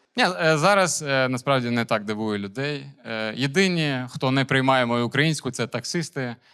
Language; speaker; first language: Ukrainian; non-native, local second language; Russian